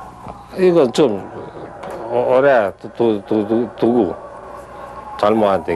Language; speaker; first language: Korean; early bilingual, heritage; Korean